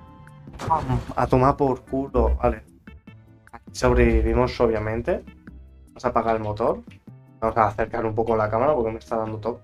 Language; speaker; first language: Spanish; native; Spanish